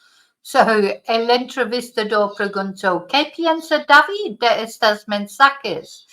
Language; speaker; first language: Spanish; non-native, fluent; English